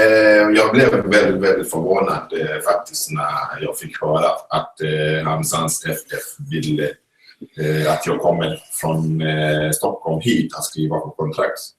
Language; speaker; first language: Swedish; non-native, fluent; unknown